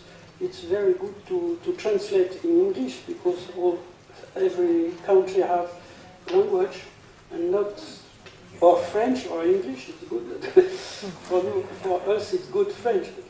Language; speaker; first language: English; non-native, learner; French